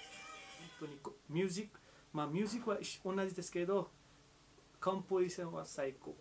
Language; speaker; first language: Japanese; non-native, fluent; Nepali